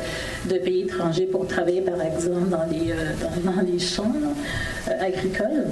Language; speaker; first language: French; native; French